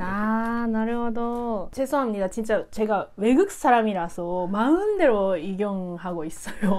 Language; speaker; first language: Korean; non-native, learner; Japanese